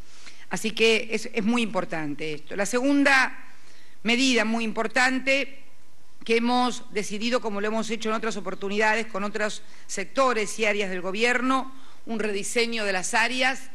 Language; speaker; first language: Spanish; native; Spanish